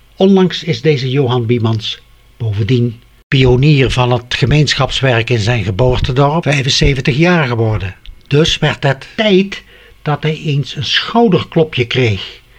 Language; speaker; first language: Dutch; native; Dutch